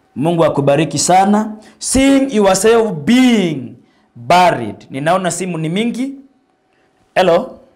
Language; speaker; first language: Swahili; non-native, local second language; Meru